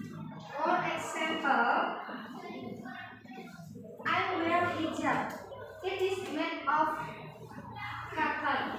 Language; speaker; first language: English; non-native, learner; Indonesian